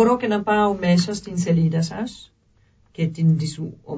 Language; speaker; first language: Greek; non-native, learner; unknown